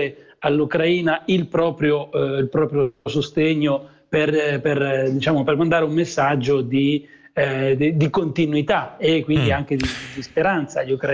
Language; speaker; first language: Italian; native; Italian